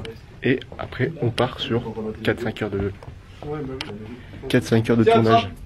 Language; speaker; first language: French; native; French